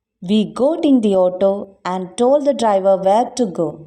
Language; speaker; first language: English; non-native, local second language; Malayalam